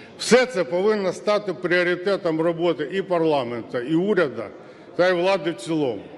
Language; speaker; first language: Ukrainian; non-native, local second language; Russian